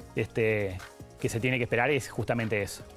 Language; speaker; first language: Spanish; native; Spanish